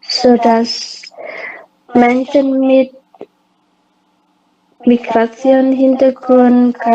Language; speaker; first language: German; non-native, learner; Indonesian